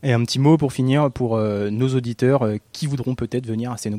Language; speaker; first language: French; native; French